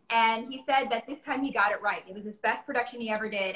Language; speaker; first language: English; native; English